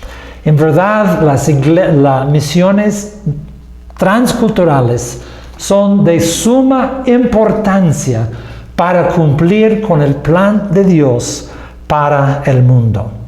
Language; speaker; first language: Spanish; non-native, fluent; English